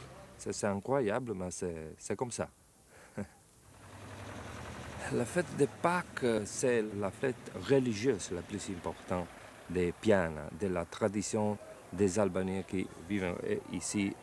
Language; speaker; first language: French; non-native, fluent; Italian